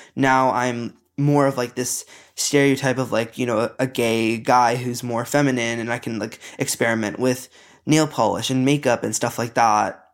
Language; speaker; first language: English; native; English